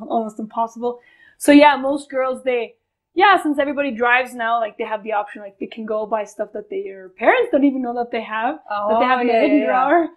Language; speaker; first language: English; non-native, fluent; Spanish